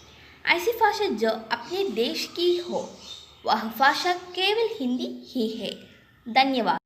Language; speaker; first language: Hindi; non-native, local second language; Malayalam